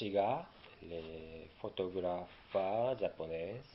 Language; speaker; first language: French; non-native, learner; Japanese